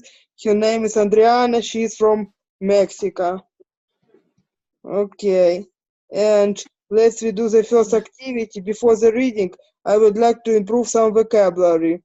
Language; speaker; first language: English; non-native, learner; Ukrainian